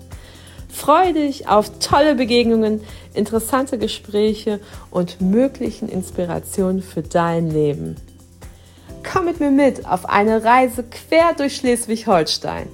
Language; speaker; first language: German; native; German